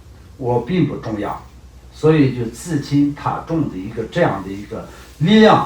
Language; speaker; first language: Chinese; non-native, local second language; Tibetan